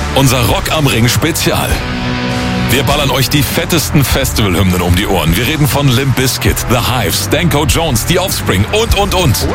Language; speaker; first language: German; native; German